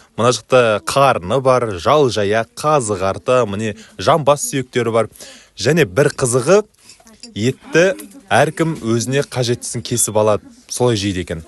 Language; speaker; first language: Kazakh; native; Kazakh